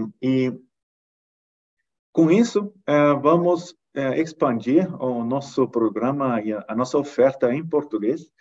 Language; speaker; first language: Portuguese; non-native, fluent; German